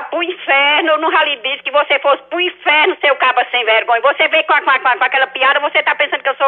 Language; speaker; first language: Portuguese; native; Portuguese